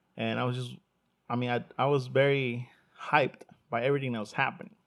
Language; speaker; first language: English; early bilingual, other home language; Spanish